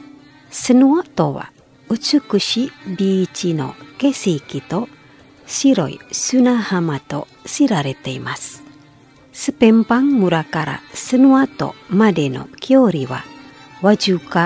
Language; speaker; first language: Japanese; non-native, fluent; Indonesian